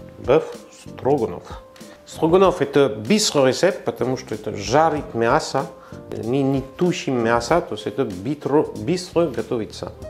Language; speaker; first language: Russian; non-native, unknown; French